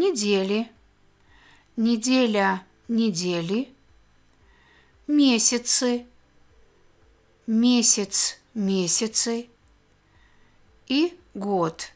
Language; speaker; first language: Russian; native; Russian